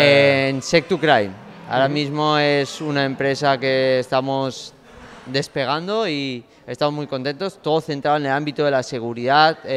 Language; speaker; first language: Spanish; native; Spanish